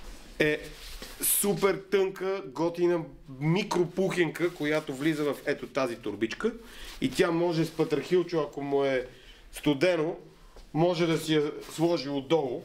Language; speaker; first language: Bulgarian; native; Bulgarian